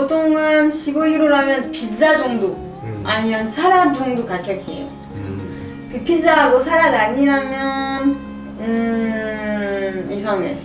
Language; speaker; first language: Korean; non-native, learner; French